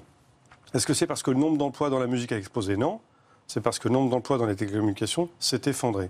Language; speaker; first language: French; native; French